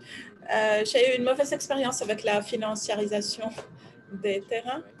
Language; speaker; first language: French; non-native, fluent; Ukrainian